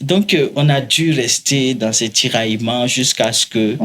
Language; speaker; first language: French; non-native, local second language; Mossi